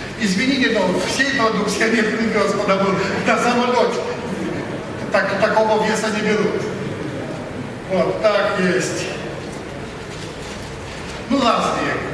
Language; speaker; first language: Russian; non-native, learner; Polish